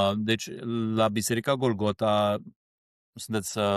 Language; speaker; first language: Romanian; early bilingual, heritage; Romanian